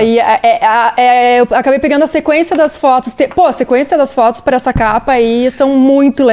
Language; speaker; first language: Portuguese; native; Portuguese